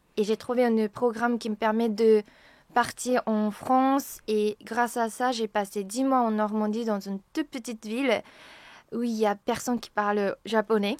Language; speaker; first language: French; non-native, fluent; Japanese